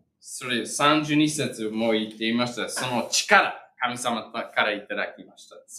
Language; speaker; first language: Japanese; non-native, fluent; English